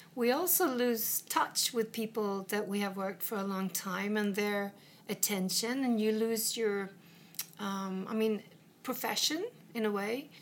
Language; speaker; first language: English; non-native, fluent; Swedish